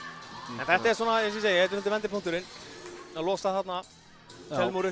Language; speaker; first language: Icelandic; native; Icelandic